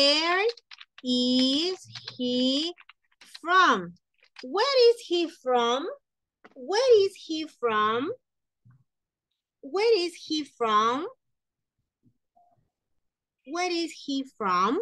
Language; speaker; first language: English; non-native, fluent; Spanish